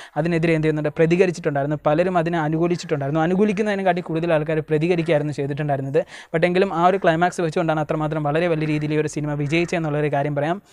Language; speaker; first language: Malayalam; native; Malayalam